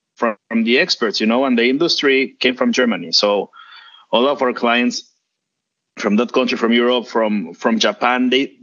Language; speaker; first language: English; non-native, fluent; Spanish